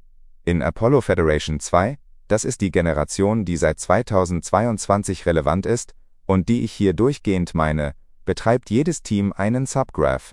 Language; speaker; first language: German; native; German